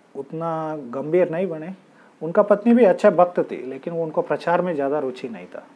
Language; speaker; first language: Hindi; non-native, local second language; Kannada